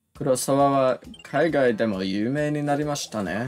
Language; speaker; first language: Japanese; non-native, learner; English